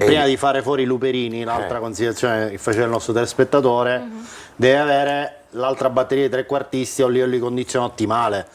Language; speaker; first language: Italian; native; Italian